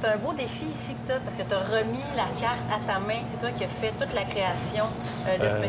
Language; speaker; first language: French; native; French